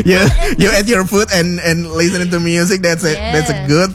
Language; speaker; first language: English; non-native, fluent; Indonesian